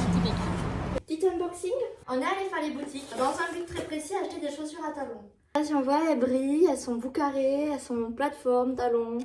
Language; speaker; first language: French; native; French